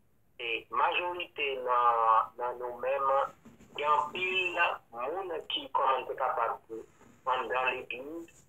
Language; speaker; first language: French; non-native, local second language; Haitian Creole